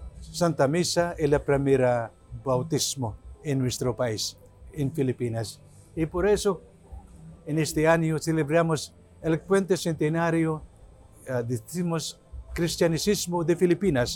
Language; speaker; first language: Spanish; non-native, learner; Cebuano